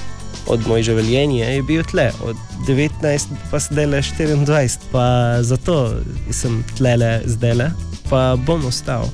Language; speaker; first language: Slovenian; non-native, learner; Arabic